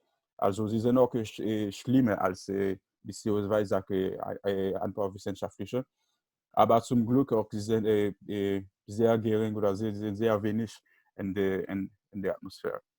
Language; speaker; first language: German; non-native, learner; Haitian Creole